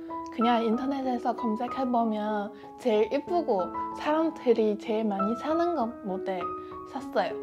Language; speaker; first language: Korean; non-native, fluent; Chinese